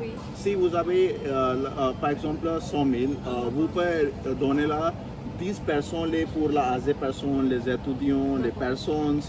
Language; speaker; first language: French; non-native, learner; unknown